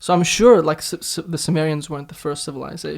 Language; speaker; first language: English; native; English